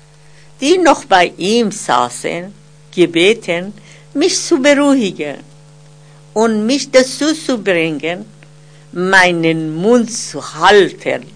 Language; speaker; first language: German; non-native, fluent; Persian